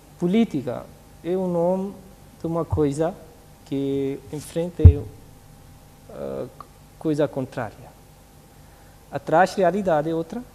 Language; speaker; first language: Portuguese; non-native, learner; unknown